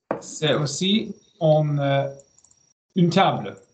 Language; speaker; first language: French; non-native, learner; German